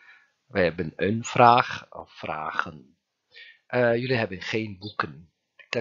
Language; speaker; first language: Dutch; non-native, fluent; Turkish